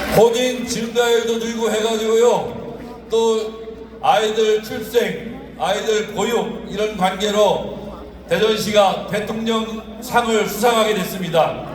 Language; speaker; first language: Korean; native; Korean